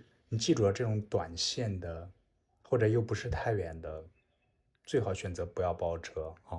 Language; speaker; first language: Chinese; native; Chinese